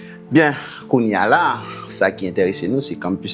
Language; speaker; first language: Haitian Creole; native; Haitian Creole